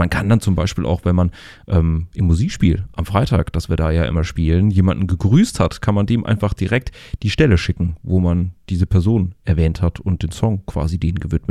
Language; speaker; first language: German; native; German